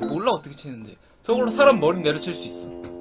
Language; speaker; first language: Korean; native; Korean